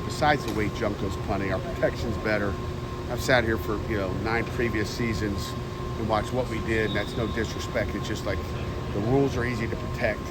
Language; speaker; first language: English; native; English